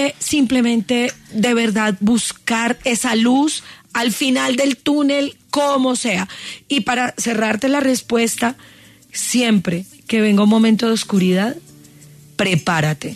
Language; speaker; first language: Spanish; native; Spanish